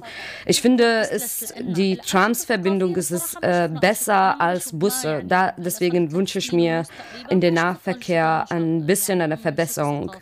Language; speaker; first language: German; non-native, learner; Arabic